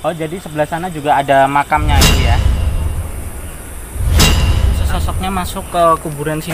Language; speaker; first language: Indonesian; native; Indonesian